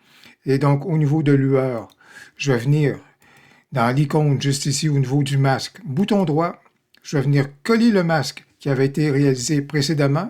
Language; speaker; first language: French; native; French